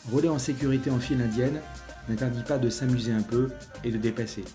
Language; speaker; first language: French; native; French